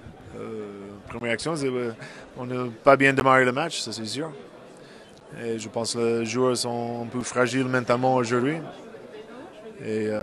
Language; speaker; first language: French; non-native, fluent; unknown